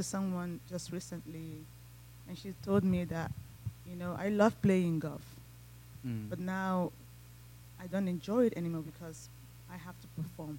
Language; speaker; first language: English; non-native, local second language; Igbo